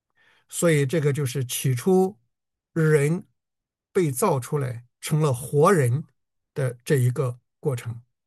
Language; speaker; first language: Chinese; native; Chinese